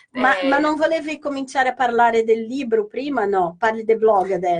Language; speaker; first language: Italian; non-native, fluent; Portuguese